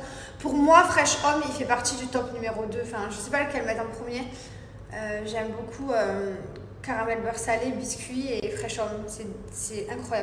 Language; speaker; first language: French; native; French